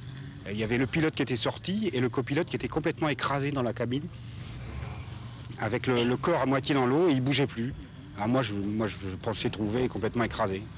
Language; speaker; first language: French; native; French